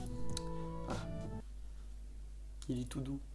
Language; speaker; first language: French; native; French